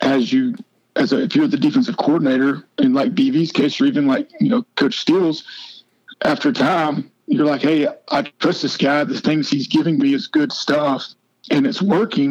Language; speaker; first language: English; native; English